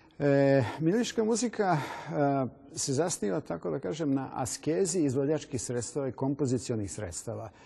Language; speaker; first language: Serbian; native; Serbian